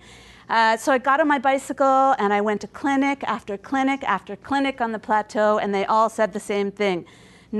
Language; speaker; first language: English; native; English